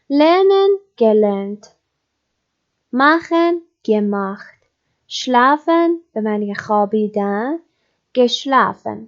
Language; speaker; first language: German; non-native, learner; Persian